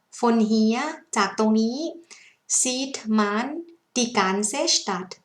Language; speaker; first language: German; non-native, learner; Thai